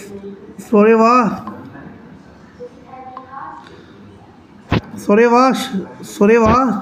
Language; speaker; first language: Japanese; non-native, learner; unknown